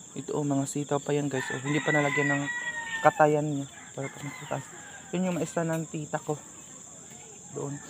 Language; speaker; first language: Filipino; non-native, local second language; Cebuano